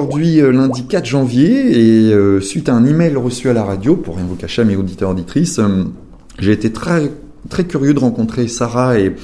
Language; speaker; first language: French; native; French